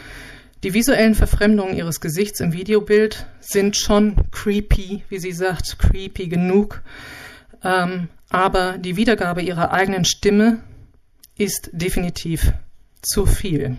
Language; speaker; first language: German; native; German